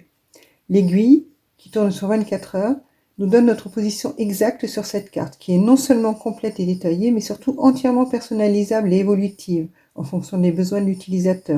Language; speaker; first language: French; native; French